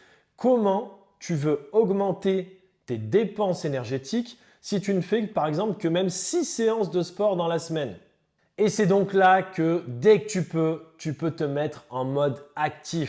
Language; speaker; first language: French; native; French